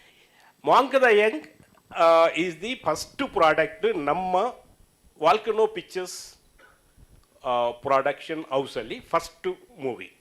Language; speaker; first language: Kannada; non-native, learner; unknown